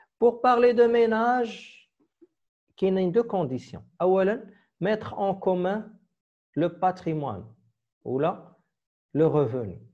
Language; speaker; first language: French; non-native, local second language; Arabic